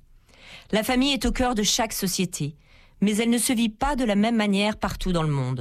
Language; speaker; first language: French; native; French